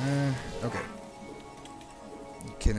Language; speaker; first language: Spanish; non-native, learner; English